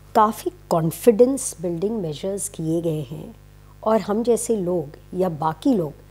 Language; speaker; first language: Hindi; native; Hindi